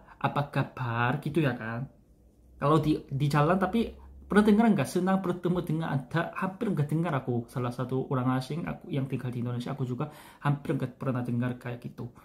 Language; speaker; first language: Indonesian; non-native, fluent; Korean